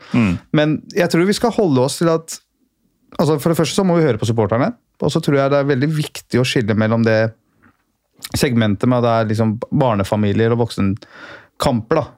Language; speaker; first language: Norwegian; early bilingual, other home language; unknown